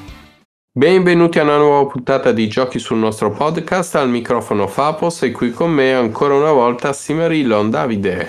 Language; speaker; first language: Italian; native; Italian